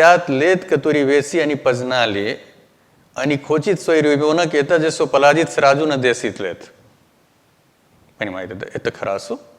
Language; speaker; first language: Russian; non-native, learner; Hindi